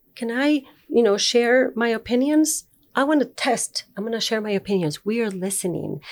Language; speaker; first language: English; non-native, fluent; Spanish